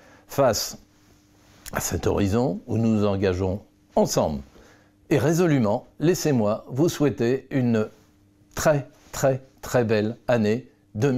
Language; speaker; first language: French; native; French